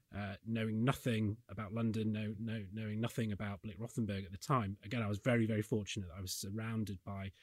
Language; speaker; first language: English; native; English